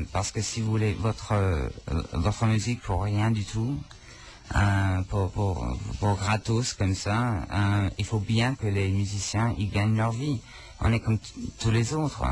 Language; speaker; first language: French; non-native, local second language; English